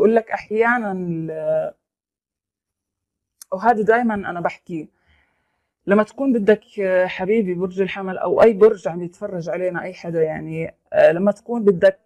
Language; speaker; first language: Arabic; native; Arabic